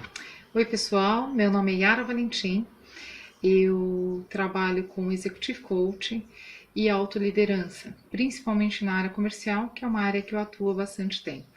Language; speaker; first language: Portuguese; native; Portuguese